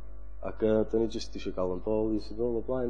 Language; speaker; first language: Welsh; native; Welsh